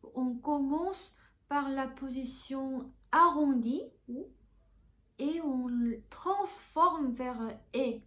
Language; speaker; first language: French; non-native, fluent; Korean